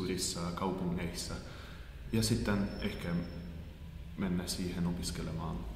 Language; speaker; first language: Finnish; non-native, learner; Hungarian